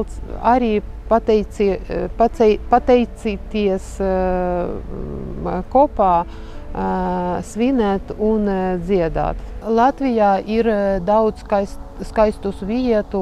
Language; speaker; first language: Latvian; non-native, fluent; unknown